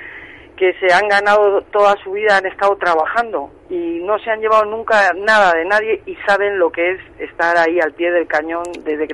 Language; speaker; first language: Spanish; native; Spanish